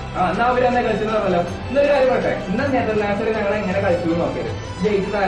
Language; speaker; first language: Malayalam; native; Malayalam